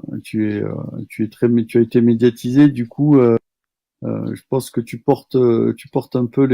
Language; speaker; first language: French; native; French